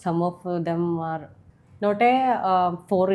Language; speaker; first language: English; non-native, local second language; Malayalam